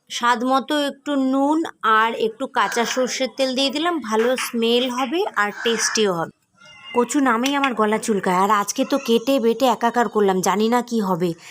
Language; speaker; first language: Bangla; native; Bangla